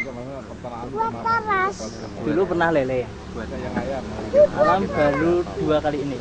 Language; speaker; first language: Indonesian; non-native, local second language; Javanese